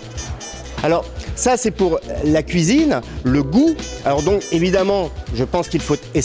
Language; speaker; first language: French; native; French